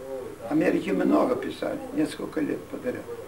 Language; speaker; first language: Russian; non-native, local second language; Yiddish